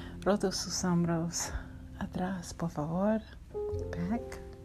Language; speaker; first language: Spanish; non-native, learner; English